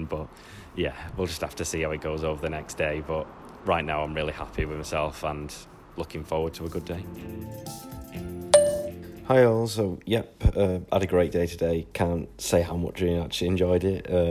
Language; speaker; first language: English; native; English